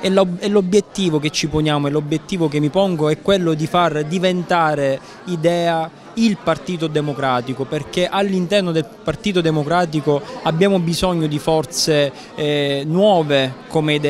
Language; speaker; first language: Italian; native; Italian